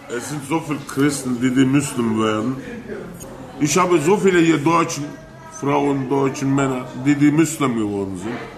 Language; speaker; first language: German; non-native, fluent; Turkish